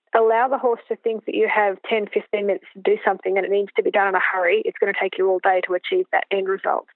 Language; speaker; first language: English; native; English